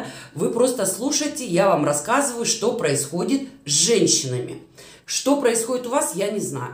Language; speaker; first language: Russian; native; Russian